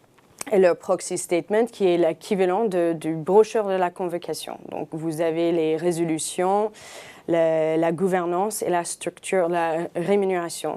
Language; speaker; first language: French; non-native, fluent; English